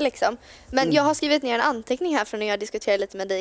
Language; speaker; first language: Swedish; native; Swedish